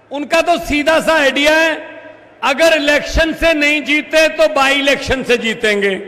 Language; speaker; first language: Hindi; native; Hindi